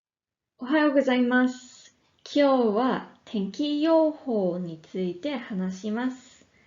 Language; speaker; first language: Japanese; non-native, fluent; English